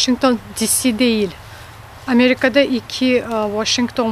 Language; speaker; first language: Turkish; early bilingual, heritage; Russian